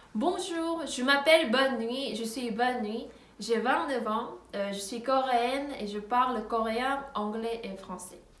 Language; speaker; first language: French; non-native, fluent; Korean